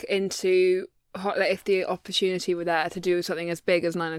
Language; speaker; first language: English; native; English